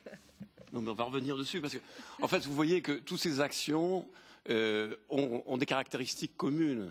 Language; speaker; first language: French; native; French